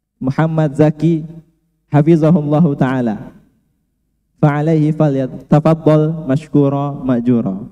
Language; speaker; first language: Arabic; non-native, learner; Indonesian